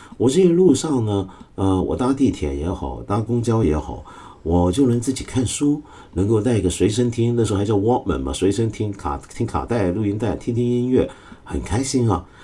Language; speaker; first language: Chinese; early bilingual, other home language; Cantonese